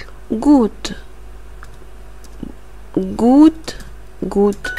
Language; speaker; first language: German; non-native, learner; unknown